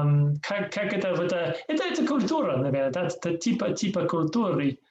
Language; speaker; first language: Russian; non-native, learner; English